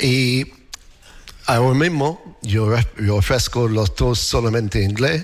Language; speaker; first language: Spanish; non-native, learner; English